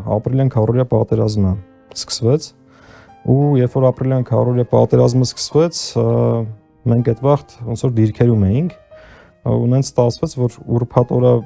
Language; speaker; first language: Armenian; early bilingual, heritage; Armenian